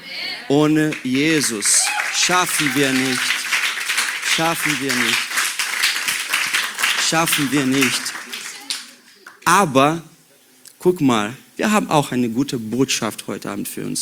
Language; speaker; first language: German; non-native, learner; Portuguese